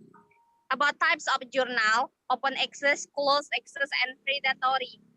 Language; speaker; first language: English; non-native, learner; Indonesian